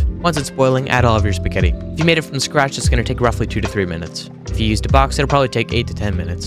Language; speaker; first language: English; native; English